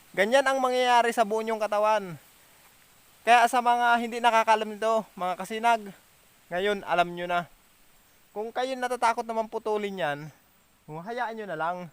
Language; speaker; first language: Filipino; native; Filipino